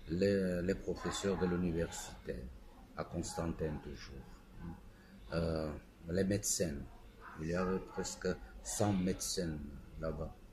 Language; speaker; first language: French; non-native, fluent; Armenian